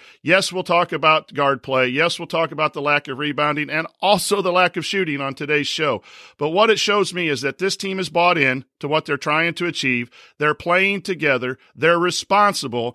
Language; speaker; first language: English; native; English